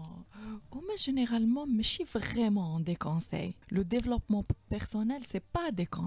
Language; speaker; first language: French; non-native, local second language; Arabic